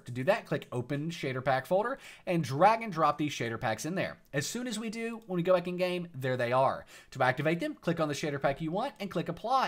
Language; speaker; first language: English; native; English